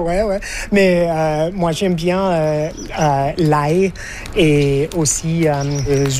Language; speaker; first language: French; non-native, fluent; English